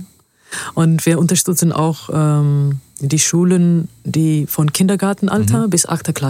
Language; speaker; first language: German; non-native, fluent; Amharic